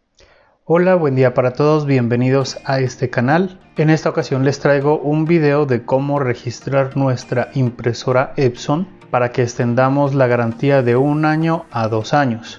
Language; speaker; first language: Spanish; native; Spanish